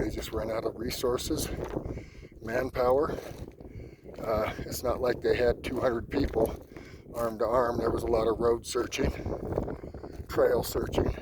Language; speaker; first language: English; native; English